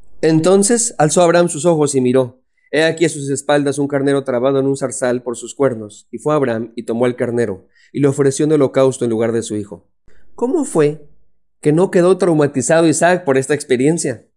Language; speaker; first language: Spanish; native; Spanish